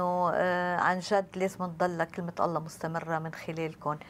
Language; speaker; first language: Arabic; native; Arabic